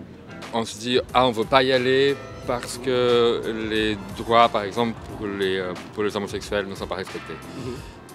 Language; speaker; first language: French; native; French